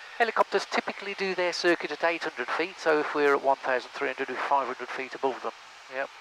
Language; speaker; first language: English; native; English